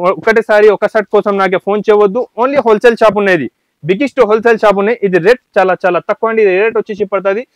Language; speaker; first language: Telugu; non-native, local second language; Urdu